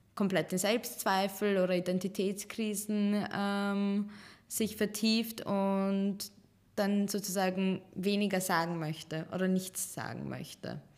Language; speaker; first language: German; early bilingual, other home language; Serbian